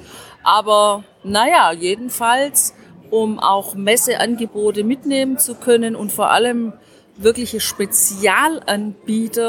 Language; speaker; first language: German; native; German